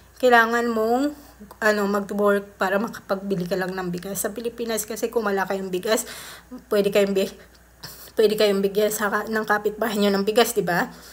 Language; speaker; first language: Filipino; native; Filipino